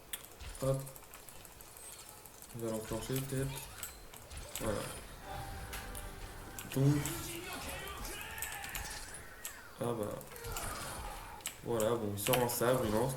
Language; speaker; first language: French; native; French